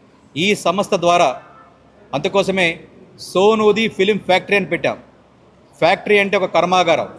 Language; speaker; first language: Telugu; native; Telugu